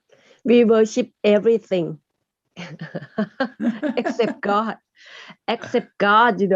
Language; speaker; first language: English; non-native, learner; Thai